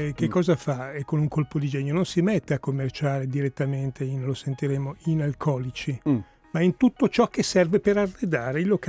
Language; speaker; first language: Italian; native; Italian